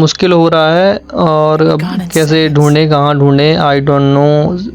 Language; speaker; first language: Hindi; native; Hindi